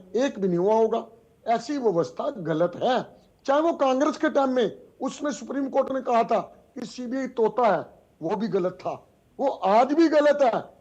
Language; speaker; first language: Hindi; native; Hindi